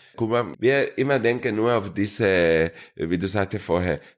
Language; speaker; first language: German; non-native, fluent; Spanish